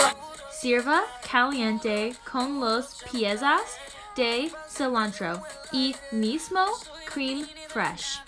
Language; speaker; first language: Spanish; non-native, learner; English